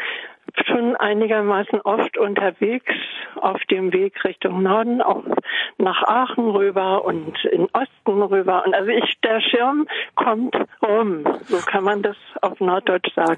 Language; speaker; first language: German; native; German